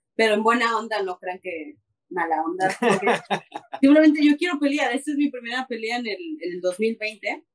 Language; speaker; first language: Spanish; native; Spanish